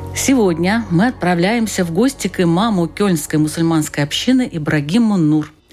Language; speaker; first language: Russian; native; Russian